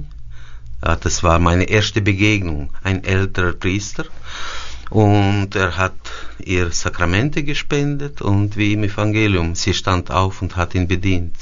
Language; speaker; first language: German; early bilingual, heritage; German